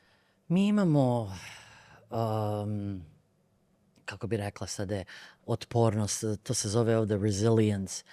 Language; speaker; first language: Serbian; early bilingual, other home language; Bosnian